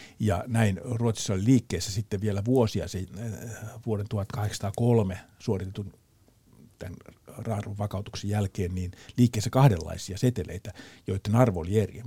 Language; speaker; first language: Finnish; native; Finnish